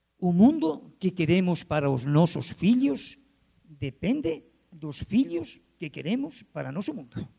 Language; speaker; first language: Portuguese; non-native, fluent; Spanish